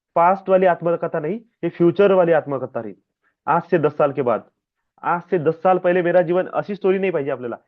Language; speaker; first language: Hindi; non-native, local second language; Marathi